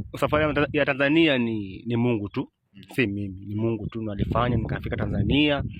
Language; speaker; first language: Swahili; native; Swahili